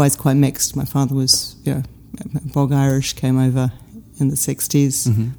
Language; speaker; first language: English; native; English